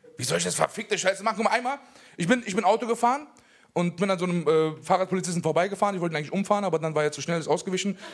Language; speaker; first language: German; early bilingual, other home language; Persian